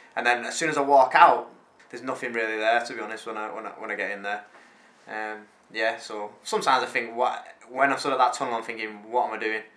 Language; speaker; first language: English; native; English